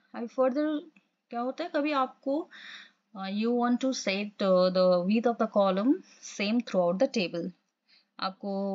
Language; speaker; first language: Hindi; non-native, local second language; Assamese